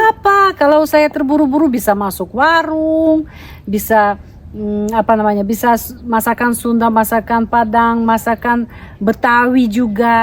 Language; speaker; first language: Indonesian; non-native, fluent; Russian